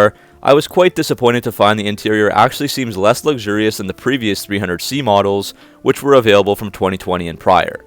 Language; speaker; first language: English; native; English